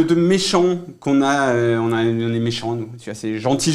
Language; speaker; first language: French; native; French